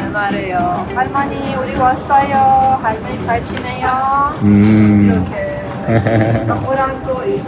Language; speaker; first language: Korean; non-native, learner; Persian